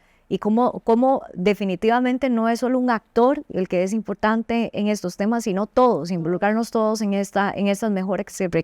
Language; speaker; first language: Spanish; native; Spanish